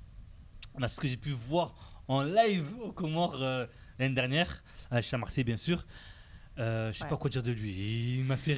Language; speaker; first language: French; native; French